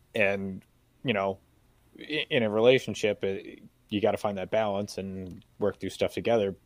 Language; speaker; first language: English; native; English